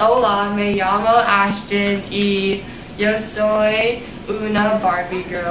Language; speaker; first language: Spanish; non-native, learner; English